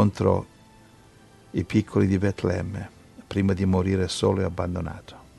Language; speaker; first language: Italian; native; Italian